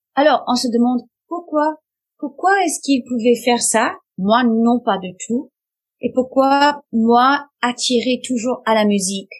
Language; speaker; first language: French; non-native, fluent; English